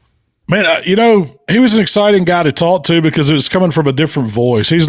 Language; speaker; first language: English; native; English